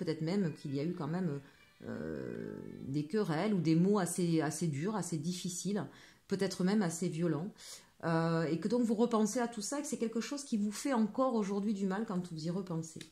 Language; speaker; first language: French; native; French